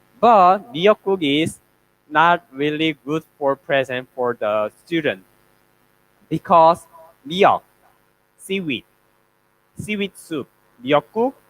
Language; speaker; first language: English; non-native, learner; Korean